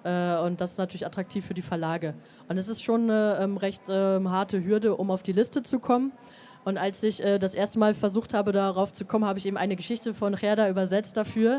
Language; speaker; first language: German; native; German